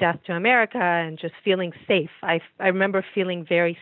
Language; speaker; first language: English; early bilingual, other home language; Persian